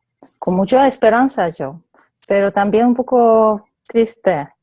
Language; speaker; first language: Spanish; non-native, fluent; Polish